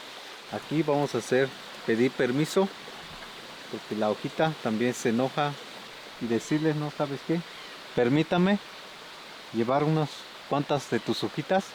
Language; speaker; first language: Spanish; native; Spanish